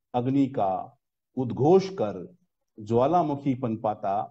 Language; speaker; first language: Hindi; non-native, local second language; Rajasthani